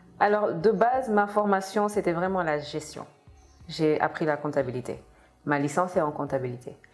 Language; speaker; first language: French; non-native, local second language; Kabuverdianu